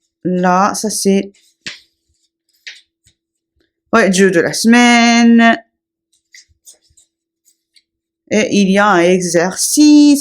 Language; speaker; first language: French; non-native, fluent; Japanese